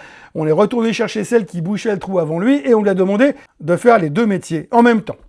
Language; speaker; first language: French; native; French